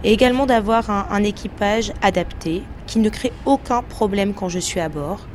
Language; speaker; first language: French; native; French